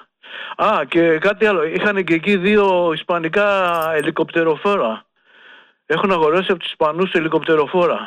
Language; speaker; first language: Greek; native; Greek